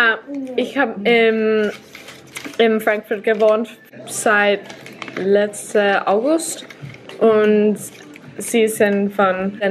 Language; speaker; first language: German; non-native, learner; English